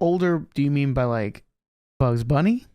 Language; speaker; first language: English; native; English